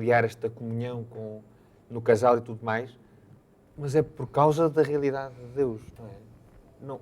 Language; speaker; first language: Portuguese; native; Portuguese